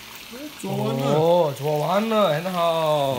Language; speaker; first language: Chinese; non-native, learner; English